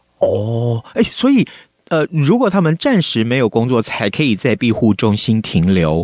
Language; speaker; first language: Chinese; native; Chinese